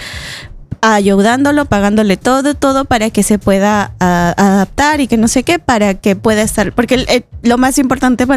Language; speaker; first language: Spanish; native; Spanish